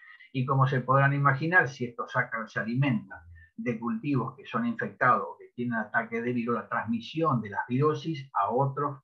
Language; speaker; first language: Spanish; native; Spanish